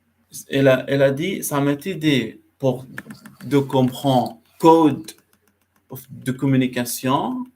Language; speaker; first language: French; non-native, learner; Arabic